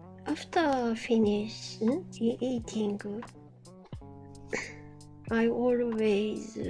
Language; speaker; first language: English; non-native, learner; Japanese